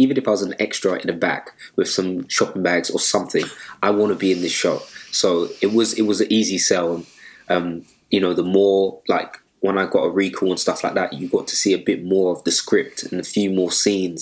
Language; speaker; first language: English; native; English